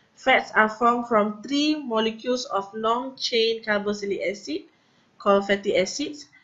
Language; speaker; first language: English; non-native, local second language; Malay